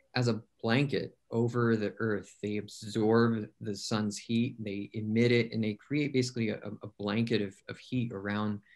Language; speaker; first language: English; native; English